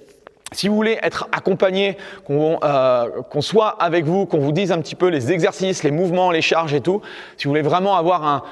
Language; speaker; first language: French; native; French